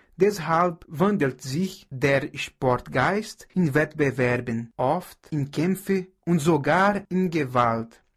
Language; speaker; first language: German; non-native, fluent; Portuguese